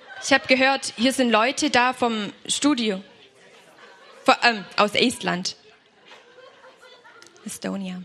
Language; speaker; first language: German; native; German